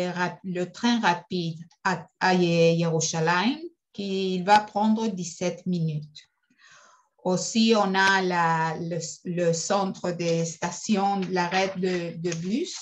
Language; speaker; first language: French; non-native, fluent; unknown